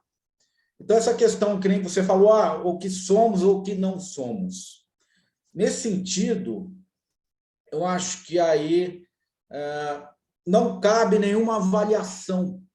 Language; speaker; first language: Portuguese; native; Portuguese